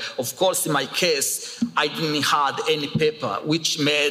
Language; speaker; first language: English; non-native, local second language; Kinyarwanda